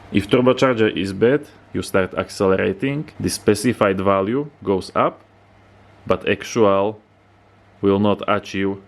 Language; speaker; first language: English; non-native, fluent; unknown